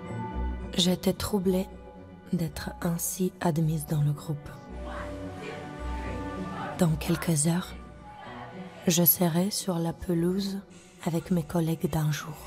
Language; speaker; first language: French; non-native, fluent; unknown